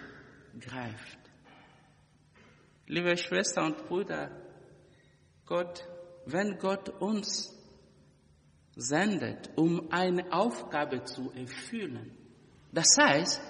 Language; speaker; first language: German; non-native, fluent; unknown